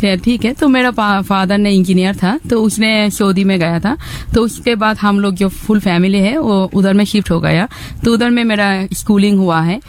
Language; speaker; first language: Hindi; non-native, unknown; Bangla